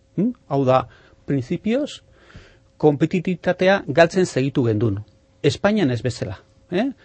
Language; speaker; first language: Basque; non-native, local second language; Spanish